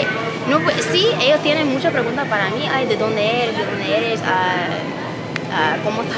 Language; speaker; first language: Spanish; non-native, learner; English